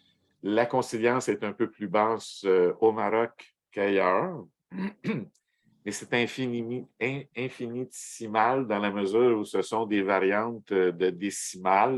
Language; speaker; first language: French; native; French